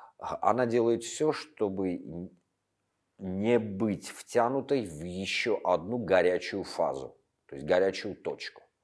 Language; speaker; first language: Russian; non-native, local second language; Armenian